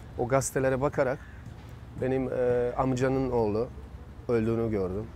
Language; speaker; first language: Turkish; non-native, fluent; Bosnian